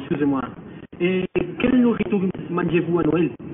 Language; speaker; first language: French; non-native, learner; Spanish